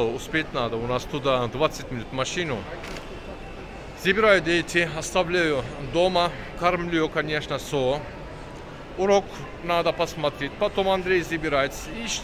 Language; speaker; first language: Russian; non-native, learner; Turkish